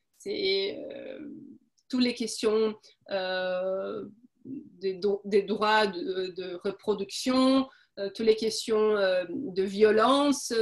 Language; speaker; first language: French; non-native, fluent; Portuguese